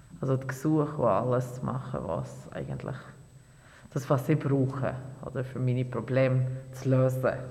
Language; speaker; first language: German; non-native, fluent; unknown